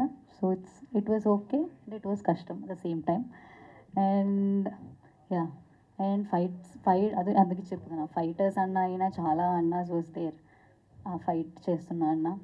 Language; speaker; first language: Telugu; non-native, local second language; Malayalam